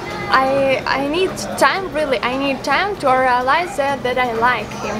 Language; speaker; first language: English; non-native, learner; Ukrainian